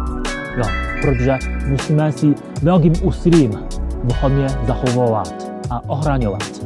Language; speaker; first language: Czech; non-native, learner; Chinese